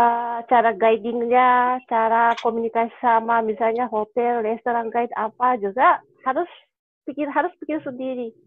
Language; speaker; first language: Indonesian; non-native, fluent; Japanese